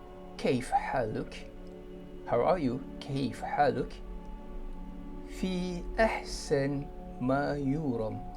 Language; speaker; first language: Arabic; non-native, fluent; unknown